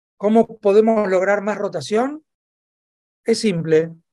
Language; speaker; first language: Spanish; native; Spanish